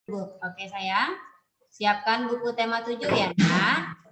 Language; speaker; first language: Indonesian; native; Indonesian